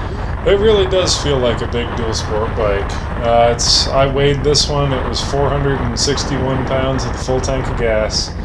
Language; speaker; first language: English; native; English